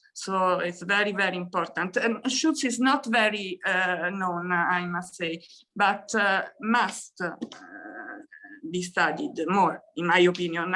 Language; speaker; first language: English; non-native, fluent; Italian